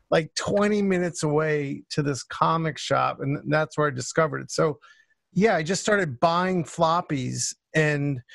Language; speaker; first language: English; native; English